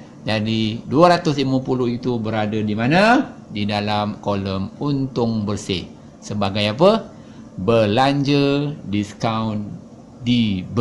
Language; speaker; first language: Malay; native; Malay